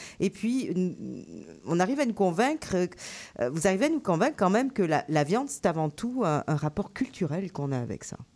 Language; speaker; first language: French; native; French